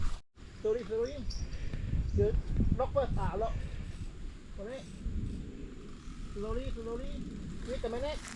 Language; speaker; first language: English; non-native, local second language; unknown